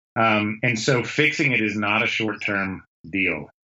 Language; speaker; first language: English; native; English